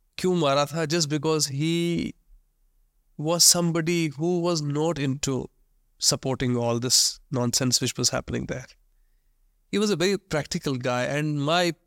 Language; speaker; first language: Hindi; non-native, local second language; Kashmiri